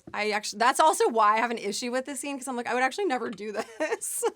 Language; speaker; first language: English; native; English